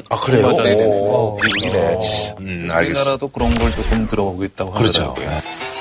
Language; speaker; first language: Korean; non-native, fluent; Spanish